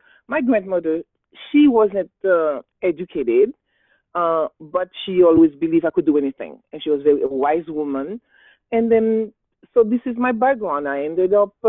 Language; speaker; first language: English; non-native, fluent; Haitian Creole